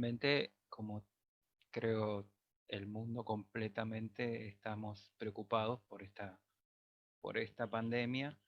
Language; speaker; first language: Spanish; native; Spanish